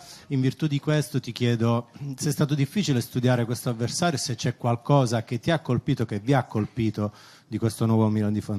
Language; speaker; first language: Italian; native; Italian